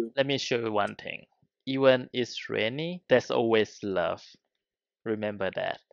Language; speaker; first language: English; non-native, local second language; Chinese